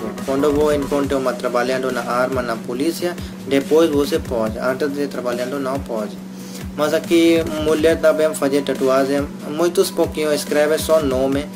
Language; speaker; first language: Portuguese; non-native, learner; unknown